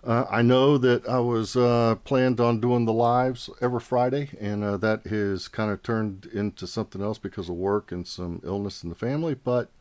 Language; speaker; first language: English; native; English